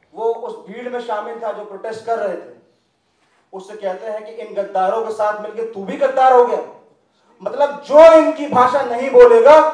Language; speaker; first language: Hindi; native; Hindi